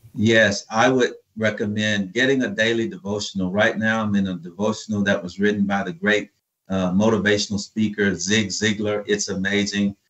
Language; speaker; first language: English; native; English